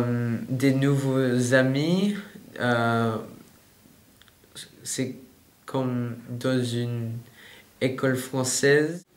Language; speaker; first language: French; non-native, learner; English